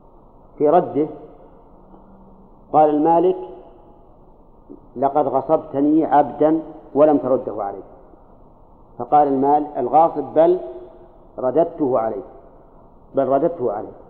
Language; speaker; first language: Arabic; native; Arabic